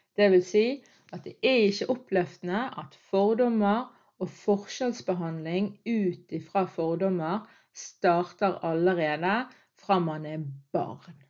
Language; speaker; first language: Norwegian; early bilingual, other home language; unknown